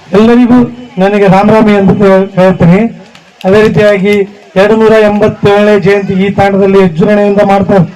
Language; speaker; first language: Kannada; non-native, local second language; Lambadi